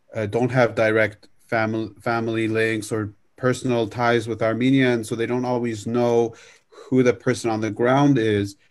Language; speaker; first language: English; native; English